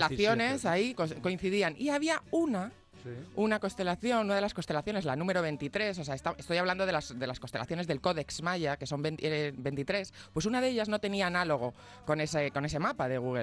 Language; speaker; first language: Spanish; native; Spanish